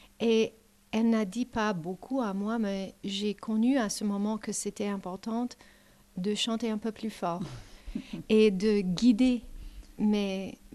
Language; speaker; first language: French; non-native, learner; English